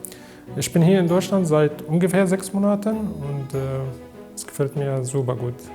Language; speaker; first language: German; non-native, learner; Arabic